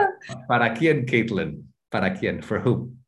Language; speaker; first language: Spanish; non-native, learner; English